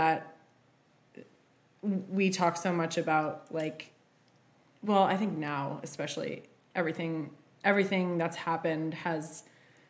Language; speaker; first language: English; native; English